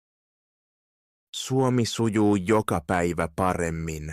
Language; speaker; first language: Finnish; non-native, fluent; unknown